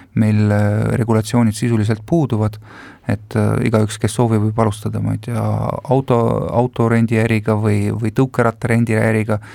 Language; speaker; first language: Estonian; non-native, local second language; Russian